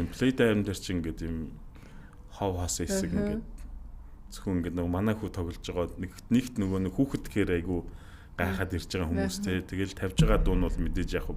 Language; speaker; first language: Mongolian; native; Mongolian